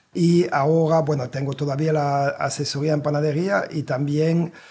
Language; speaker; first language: Spanish; non-native, fluent; French